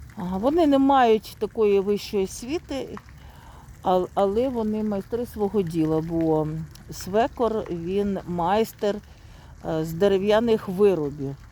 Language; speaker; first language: Ukrainian; native; Ukrainian